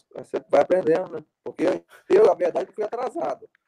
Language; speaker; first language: Portuguese; native; Portuguese